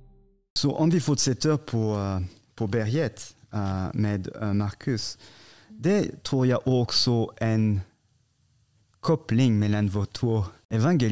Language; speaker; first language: Swedish; non-native, fluent; French